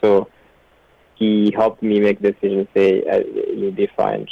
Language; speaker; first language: English; non-native, local second language; Kinyarwanda